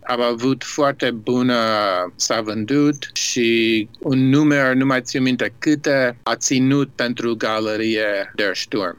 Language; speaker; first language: Romanian; early bilingual, heritage; Romanian